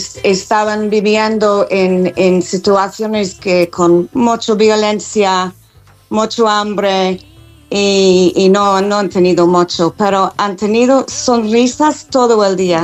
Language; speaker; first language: Spanish; non-native, fluent; English